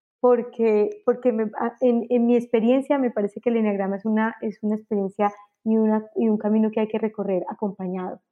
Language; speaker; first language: Spanish; native; Spanish